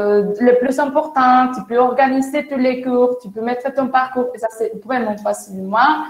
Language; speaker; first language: French; non-native, fluent; Spanish